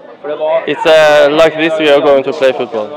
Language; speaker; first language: English; non-native, fluent; Norwegian